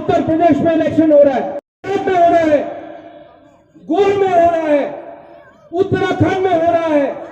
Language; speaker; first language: Hindi; non-native, local second language; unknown